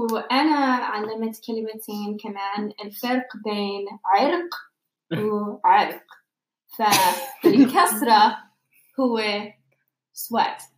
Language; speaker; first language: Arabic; non-native, learner; English